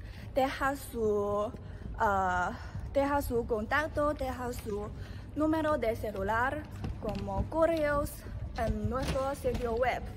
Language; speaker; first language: Spanish; non-native, learner; Chinese